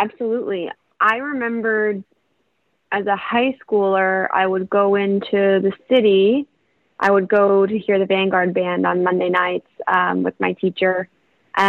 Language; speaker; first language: English; native; English